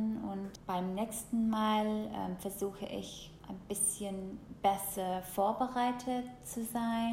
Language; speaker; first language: German; non-native, fluent; English